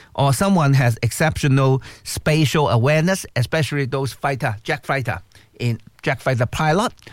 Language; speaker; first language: English; non-native, local second language; Cantonese